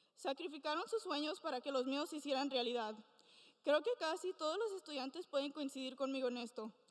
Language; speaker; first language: Spanish; early bilingual, heritage; Spanish